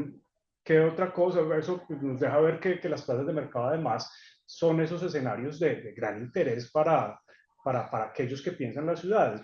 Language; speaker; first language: Spanish; native; Spanish